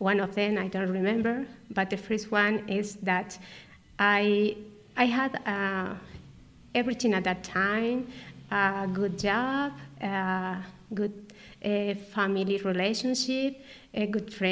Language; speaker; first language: English; non-native, learner; Spanish